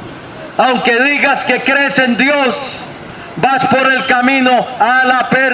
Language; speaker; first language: Spanish; native; Spanish